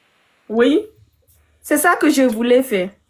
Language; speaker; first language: French; non-native, learner; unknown